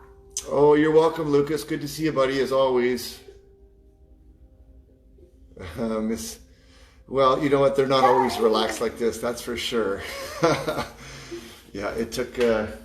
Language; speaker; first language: English; native; English